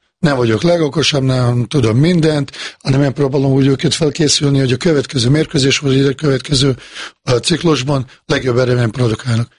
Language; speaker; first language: Hungarian; non-native, fluent; Bosnian